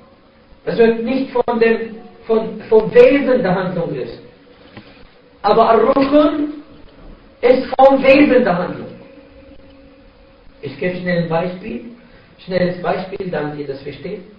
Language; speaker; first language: German; non-native, fluent; Arabic